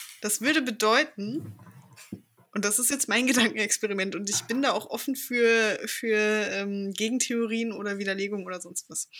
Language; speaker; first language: German; native; German